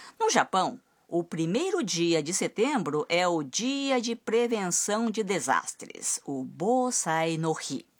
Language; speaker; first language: Portuguese; native; Portuguese